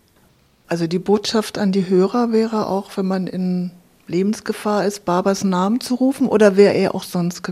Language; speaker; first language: German; native; German